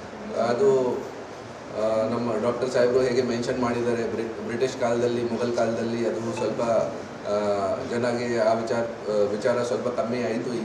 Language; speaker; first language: Kannada; non-native, fluent; Hindi